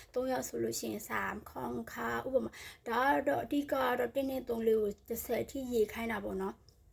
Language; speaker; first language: Burmese; native; Burmese